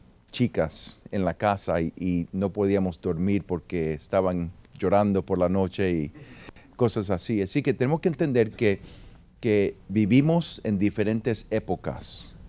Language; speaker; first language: Spanish; early bilingual, heritage; Spanish